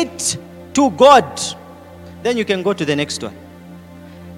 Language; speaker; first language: English; non-native, local second language; Nyanja